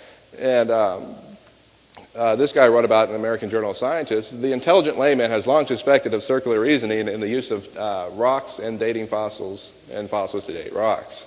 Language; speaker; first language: English; native; English